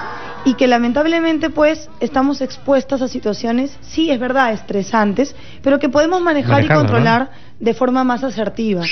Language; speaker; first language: Spanish; native; Spanish